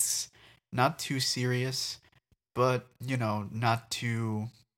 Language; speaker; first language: English; native; English